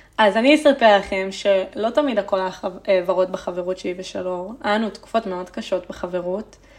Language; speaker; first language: Hebrew; early bilingual, other home language; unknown